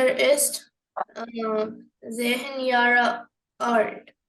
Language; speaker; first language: German; non-native, learner; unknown